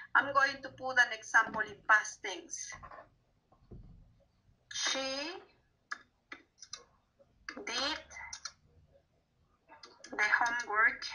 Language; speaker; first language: English; non-native, fluent; Spanish